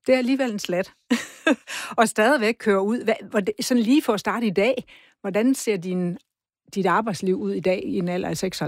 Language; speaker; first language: Danish; native; Danish